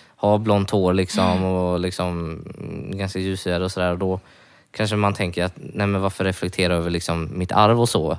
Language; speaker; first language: Swedish; native; Swedish